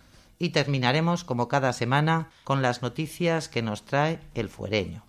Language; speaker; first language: Spanish; native; Spanish